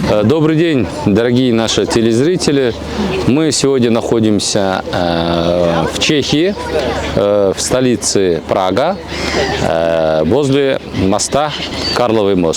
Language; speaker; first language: Russian; non-native, local second language; Kyrgyz